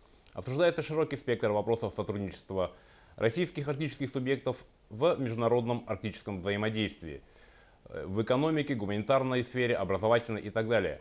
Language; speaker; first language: Russian; native; Russian